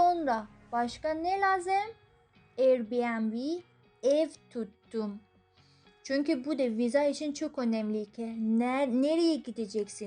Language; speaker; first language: Turkish; non-native, fluent; Persian